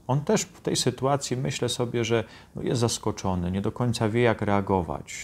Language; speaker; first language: Polish; native; Polish